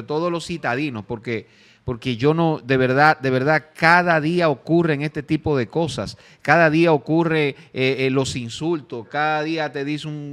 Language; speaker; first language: Spanish; native; Spanish